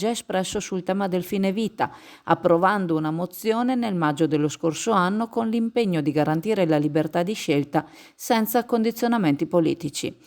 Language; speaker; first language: Italian; native; Italian